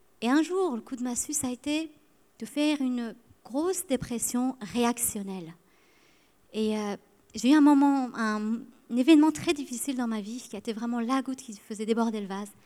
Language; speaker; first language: French; early bilingual, other home language; Persian